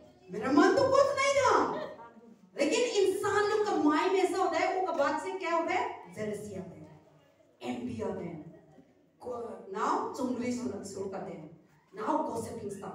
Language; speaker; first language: Hindi; non-native, local second language; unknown